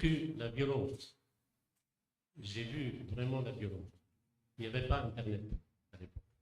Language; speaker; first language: French; non-native, local second language; Arabic